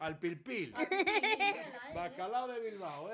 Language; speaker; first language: Spanish; native; Spanish